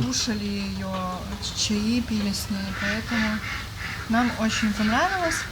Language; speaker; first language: Russian; native; Russian